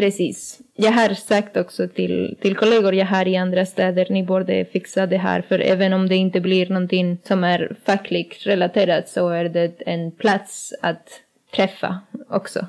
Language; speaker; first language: Swedish; non-native, learner; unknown